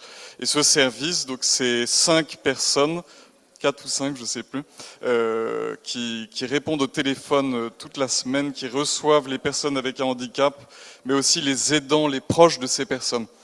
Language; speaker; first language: French; native; French